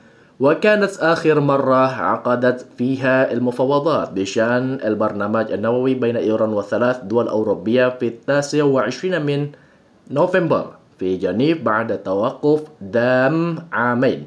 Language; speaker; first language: Arabic; non-native, fluent; Indonesian